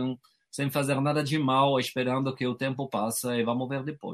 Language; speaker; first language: Portuguese; non-native, fluent; French